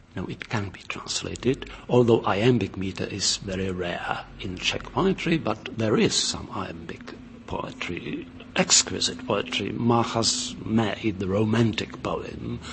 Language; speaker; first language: English; non-native, fluent; Czech